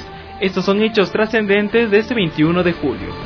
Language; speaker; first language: Spanish; native; Spanish